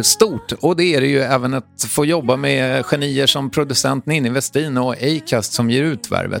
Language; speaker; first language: Swedish; native; Swedish